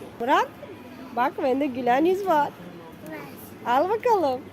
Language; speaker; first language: Turkish; native; Turkish